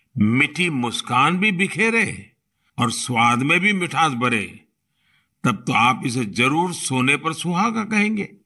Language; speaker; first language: Hindi; non-native, local second language; Gujarati